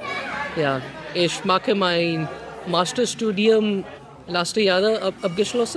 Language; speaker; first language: German; non-native, learner; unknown